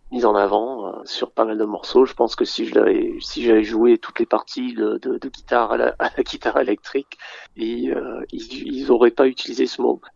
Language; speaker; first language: French; early bilingual, other home language; English